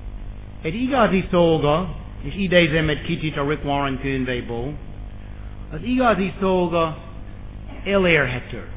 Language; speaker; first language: Hungarian; non-native, fluent; English